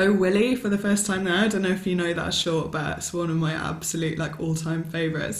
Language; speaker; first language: English; native; English